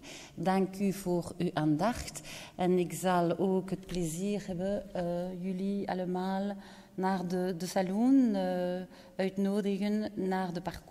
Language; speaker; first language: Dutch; non-native, local second language; French